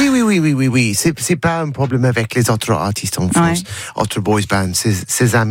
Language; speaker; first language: French; non-native, learner; English